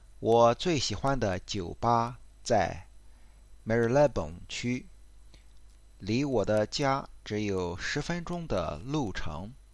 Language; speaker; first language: Chinese; non-native, learner; English